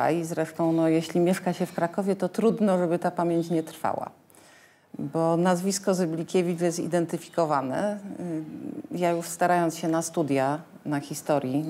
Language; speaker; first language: Polish; native; Polish